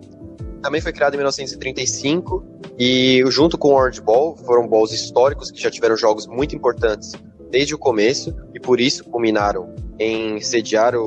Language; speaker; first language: Portuguese; native; Portuguese